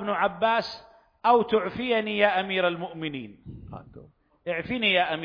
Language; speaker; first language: Arabic; native; Arabic